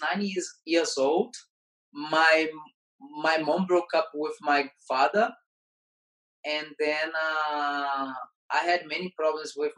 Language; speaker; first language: English; non-native, learner; Portuguese